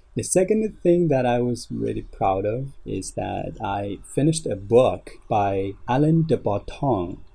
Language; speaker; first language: English; non-native, fluent; Chinese